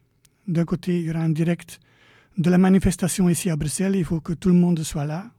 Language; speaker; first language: French; native; French